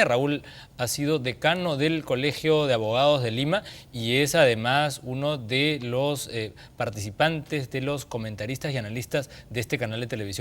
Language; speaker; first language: Spanish; native; Spanish